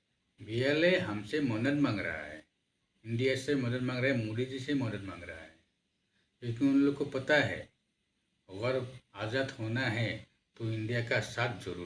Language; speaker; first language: Hindi; non-native, local second language; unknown